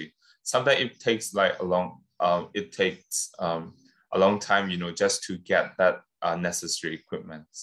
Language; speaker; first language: English; non-native, fluent; Burmese